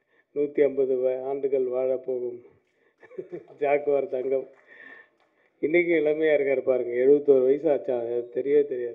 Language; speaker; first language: Tamil; native; Tamil